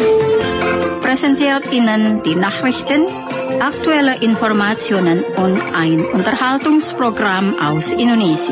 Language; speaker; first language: German; non-native, fluent; Indonesian